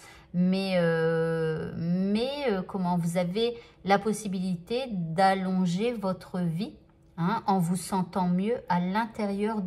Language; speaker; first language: French; native; French